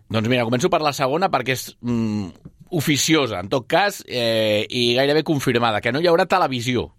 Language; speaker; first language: Catalan; native; Catalan